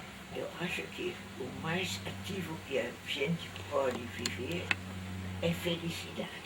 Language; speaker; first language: Portuguese; non-native, fluent; Dutch